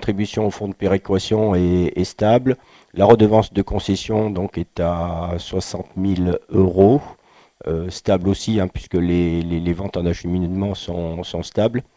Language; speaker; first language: French; native; French